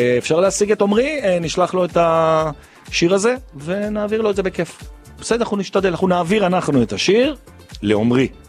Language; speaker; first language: Hebrew; native; Hebrew